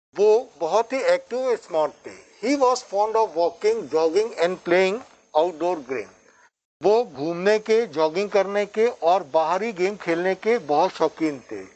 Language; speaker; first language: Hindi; native; Hindi